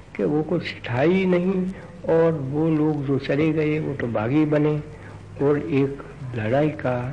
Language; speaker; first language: Hindi; non-native, local second language; Gujarati